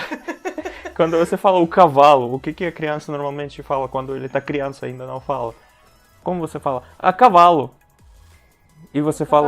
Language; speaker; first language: Portuguese; non-native, fluent; Russian